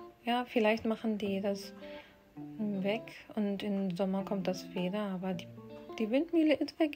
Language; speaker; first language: German; non-native, fluent; Urdu